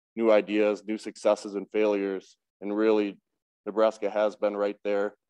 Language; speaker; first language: English; native; English